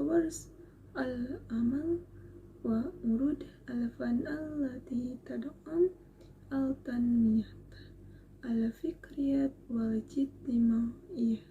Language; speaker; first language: Arabic; non-native, learner; Indonesian